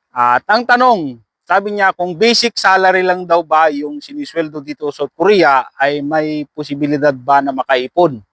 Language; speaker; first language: Filipino; native; Filipino